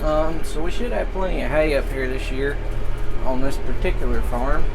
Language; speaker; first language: English; native; English